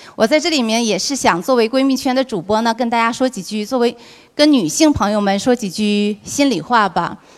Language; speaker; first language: Chinese; native; Chinese